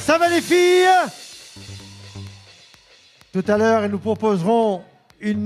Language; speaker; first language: French; native; French